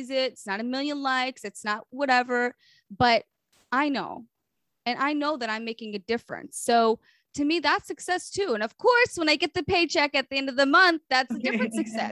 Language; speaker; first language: English; native; English